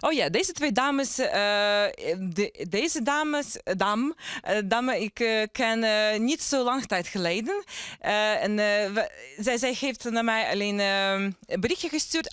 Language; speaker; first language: Dutch; non-native, learner; Ukrainian